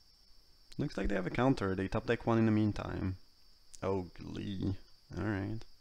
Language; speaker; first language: English; non-native, fluent; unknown